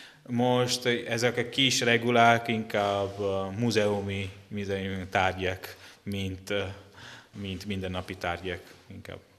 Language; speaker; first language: Hungarian; non-native, fluent; Italian